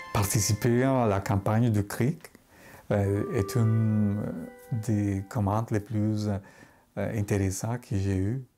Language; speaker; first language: French; non-native, fluent; Spanish